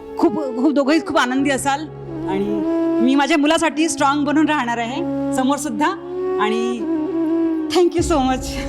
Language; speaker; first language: Marathi; non-native, local second language; Marwari